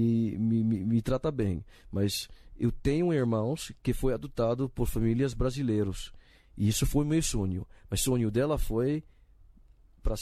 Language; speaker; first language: Portuguese; non-native, learner; Dutch